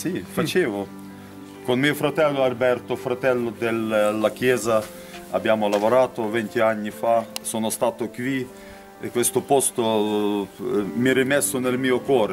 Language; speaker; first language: Italian; non-native, learner; Ukrainian